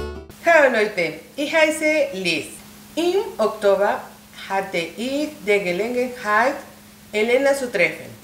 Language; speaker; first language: German; non-native, learner; Spanish